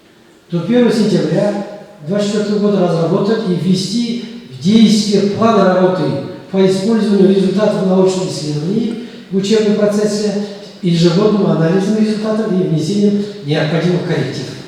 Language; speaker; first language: Russian; non-native, local second language; Kazakh